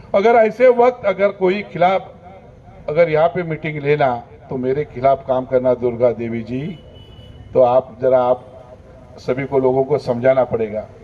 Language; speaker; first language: Hindi; non-native, local second language; Marathi